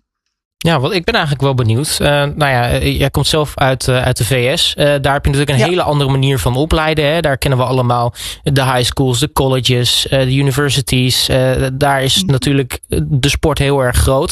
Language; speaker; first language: Dutch; native; Dutch